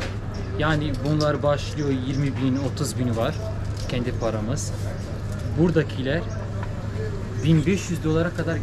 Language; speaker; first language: Turkish; non-native, fluent; Kurdish